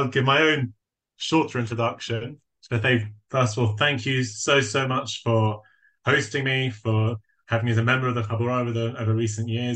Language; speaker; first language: English; native; English